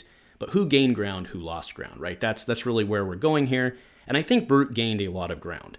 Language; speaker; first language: English; native; English